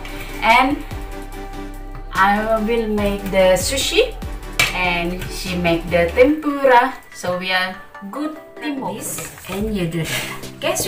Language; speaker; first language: English; non-native, learner; Indonesian